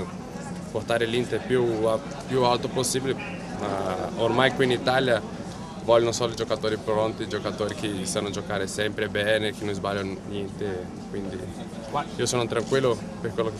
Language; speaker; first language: Italian; non-native, fluent; Portuguese